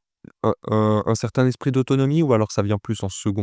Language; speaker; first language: French; native; French